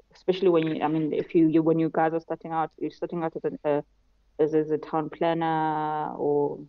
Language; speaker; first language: English; non-native, local second language; Xhosa